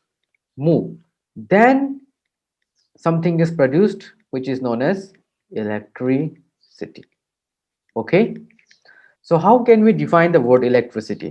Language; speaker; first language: English; non-native, local second language; Hindi